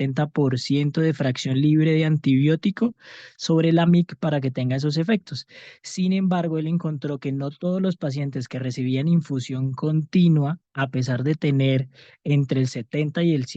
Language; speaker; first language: Spanish; native; Spanish